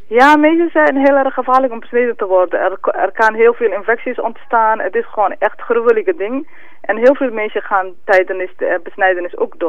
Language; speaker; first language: Dutch; non-native, fluent; Somali